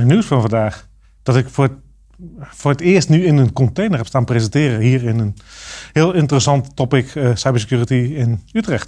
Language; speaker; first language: Dutch; native; Dutch